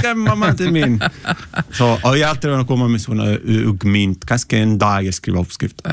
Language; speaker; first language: Icelandic; non-native, learner; Italian